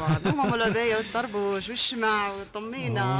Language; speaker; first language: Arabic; native; Arabic